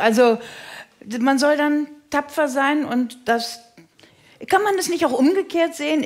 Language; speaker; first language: German; native; German